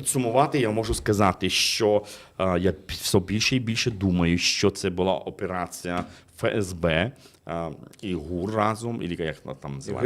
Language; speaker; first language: Ukrainian; non-native, fluent; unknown